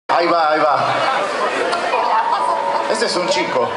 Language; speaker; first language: Spanish; native; Spanish